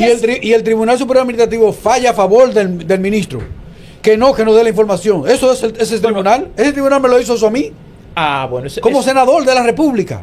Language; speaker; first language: Spanish; native; Spanish